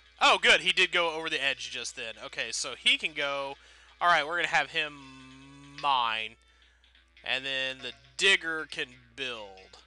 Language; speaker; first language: English; native; English